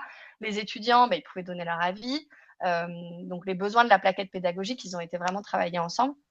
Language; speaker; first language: French; native; French